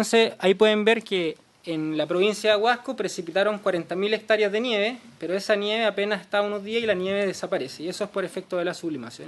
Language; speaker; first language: Spanish; native; Spanish